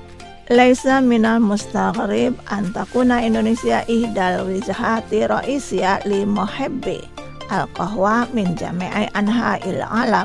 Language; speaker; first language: Arabic; non-native, fluent; Indonesian